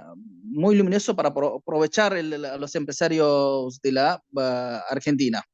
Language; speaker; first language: Spanish; non-native, learner; Bangla